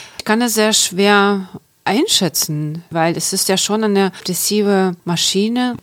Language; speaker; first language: German; non-native, fluent; Ukrainian